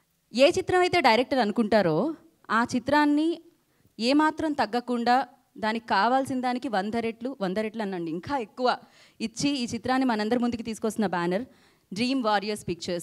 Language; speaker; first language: Telugu; native; Telugu